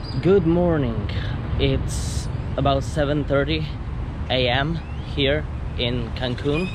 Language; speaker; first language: English; non-native, fluent; French